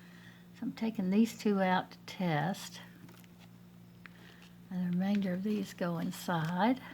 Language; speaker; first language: English; native; English